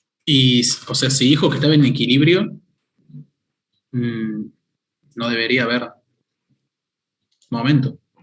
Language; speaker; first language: Spanish; native; Spanish